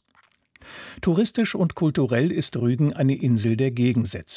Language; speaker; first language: German; native; German